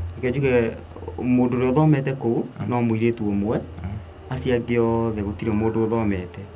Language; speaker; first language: Kikuyu; native; Kikuyu